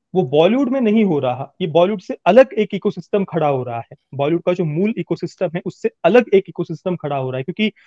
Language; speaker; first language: Hindi; native; Hindi